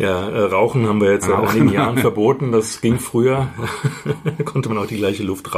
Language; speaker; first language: German; native; German